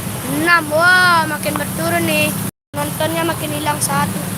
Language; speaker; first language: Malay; non-native, local second language; Minangkabau